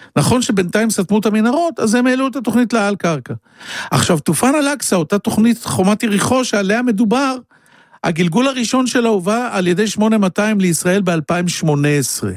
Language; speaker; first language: Hebrew; native; Hebrew